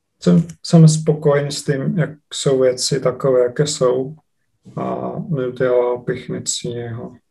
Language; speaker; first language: Czech; non-native, learner; Estonian